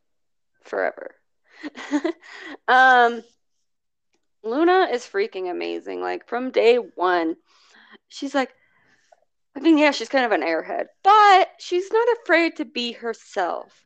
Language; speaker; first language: English; native; English